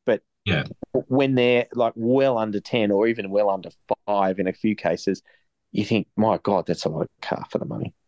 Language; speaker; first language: English; native; English